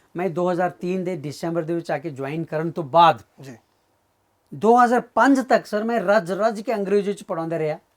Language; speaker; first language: Punjabi; non-native, fluent; Marathi